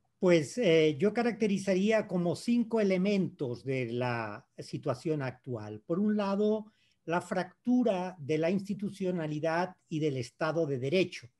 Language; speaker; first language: Spanish; native; Spanish